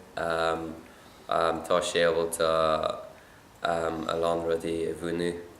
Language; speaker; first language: Irish; non-native, local second language; English